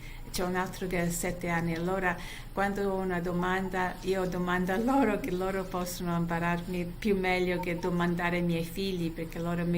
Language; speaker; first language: Italian; early bilingual, heritage; Italian